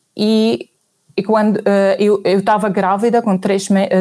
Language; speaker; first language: Portuguese; non-native, fluent; Arabic